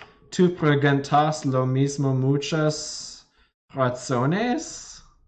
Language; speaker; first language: Spanish; non-native, learner; English